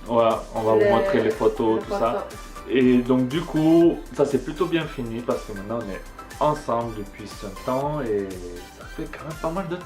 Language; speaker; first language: French; native; French